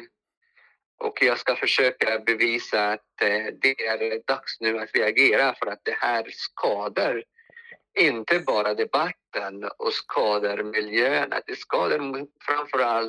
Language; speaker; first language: Swedish; non-native, fluent; Arabic